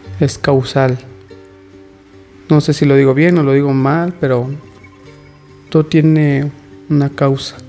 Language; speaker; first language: Spanish; native; Spanish